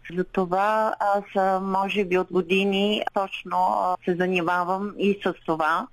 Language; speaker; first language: Bulgarian; non-native, local second language; Turkish